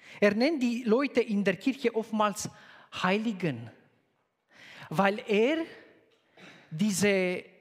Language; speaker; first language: German; non-native, fluent; Romanian